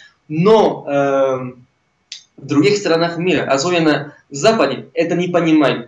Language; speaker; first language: Russian; non-native, fluent; Spanish